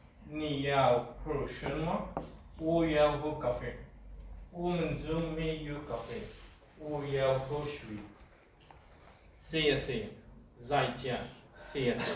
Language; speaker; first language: Chinese; non-native, learner; English